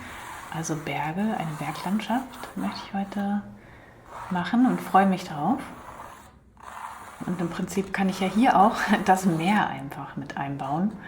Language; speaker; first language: German; native; German